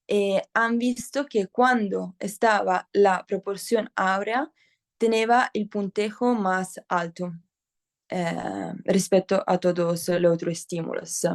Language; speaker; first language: Spanish; non-native, learner; Italian